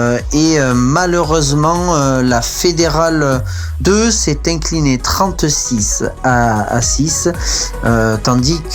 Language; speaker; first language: French; native; French